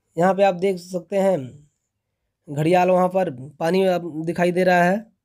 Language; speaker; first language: Hindi; native; Hindi